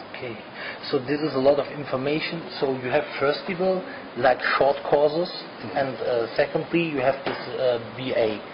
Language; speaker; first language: English; non-native, fluent; German